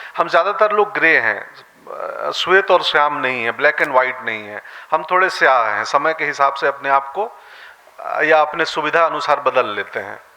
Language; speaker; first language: Hindi; native; Hindi